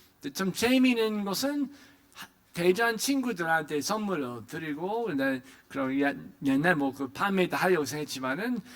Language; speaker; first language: Korean; non-native, fluent; English